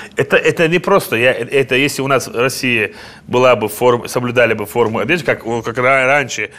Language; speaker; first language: Russian; non-native, local second language; Chechen